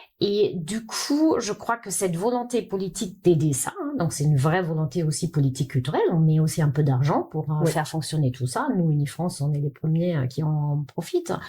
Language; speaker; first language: French; non-native, fluent; German